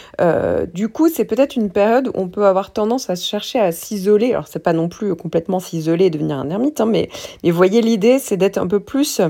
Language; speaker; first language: French; native; French